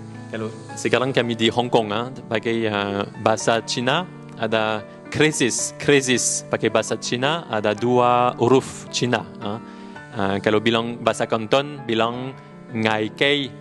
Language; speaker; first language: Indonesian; non-native, learner; French